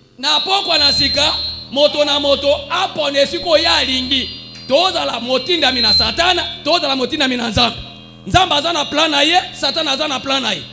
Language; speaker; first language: Lingala; native; Lingala